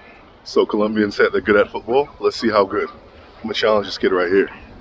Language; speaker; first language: English; native; English